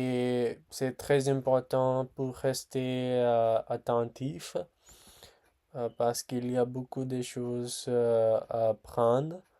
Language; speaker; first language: French; non-native, learner; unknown